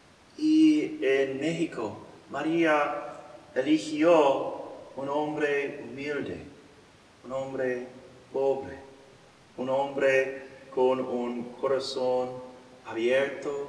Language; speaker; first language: Spanish; non-native, learner; English